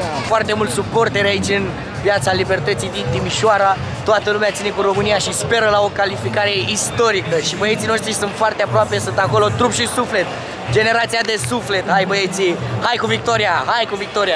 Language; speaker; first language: Romanian; native; Romanian